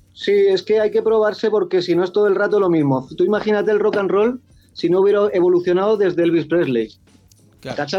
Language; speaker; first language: Spanish; native; Spanish